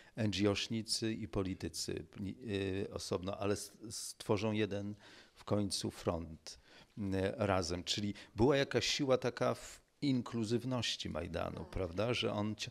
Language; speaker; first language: Polish; native; Polish